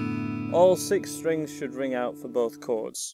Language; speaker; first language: English; native; English